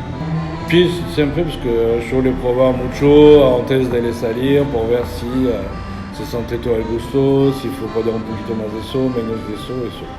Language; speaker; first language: Spanish; non-native, learner; French